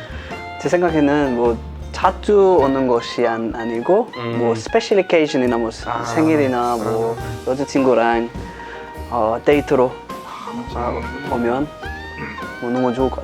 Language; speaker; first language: Korean; non-native, fluent; English